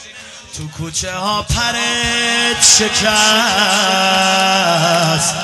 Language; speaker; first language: Persian; native; Persian